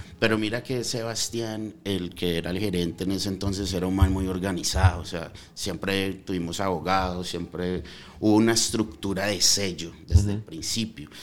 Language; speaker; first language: Spanish; early bilingual, heritage; Spanish